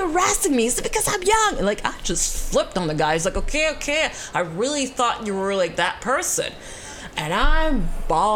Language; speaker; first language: English; non-native, fluent; French